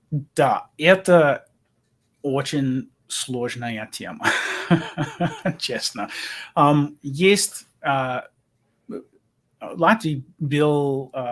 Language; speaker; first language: Russian; non-native, learner; English